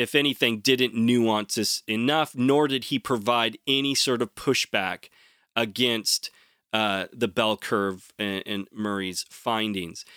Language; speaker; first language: English; native; English